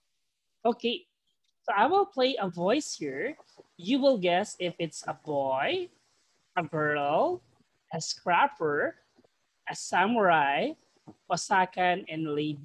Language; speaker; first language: English; non-native, local second language; Filipino